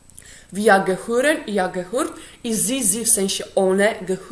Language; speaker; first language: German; non-native, fluent; Polish